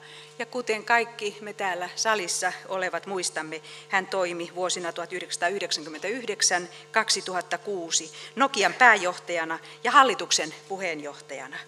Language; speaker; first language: Finnish; native; Finnish